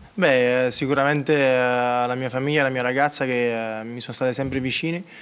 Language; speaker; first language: Italian; native; Italian